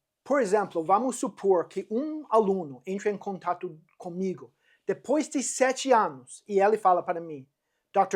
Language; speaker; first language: Portuguese; non-native, fluent; English